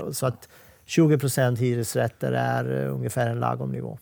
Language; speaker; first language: Swedish; non-native, fluent; Serbian